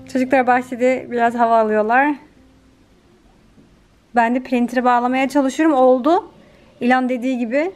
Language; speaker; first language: Turkish; early bilingual, heritage; Turkish